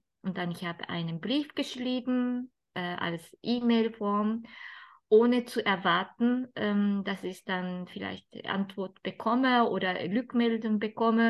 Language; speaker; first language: German; non-native, fluent; Japanese